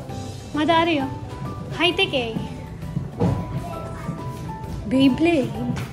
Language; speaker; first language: Japanese; non-native, learner; Filipino